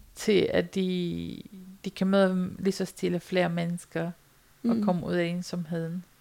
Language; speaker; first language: Danish; non-native, fluent; Romanian